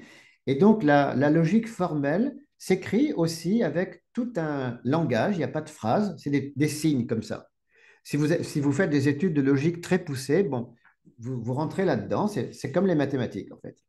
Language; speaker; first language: French; native; French